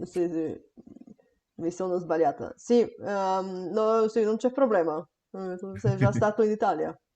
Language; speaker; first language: Italian; non-native, fluent; Bulgarian